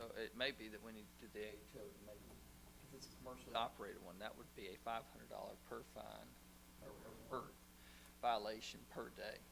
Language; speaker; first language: English; native; English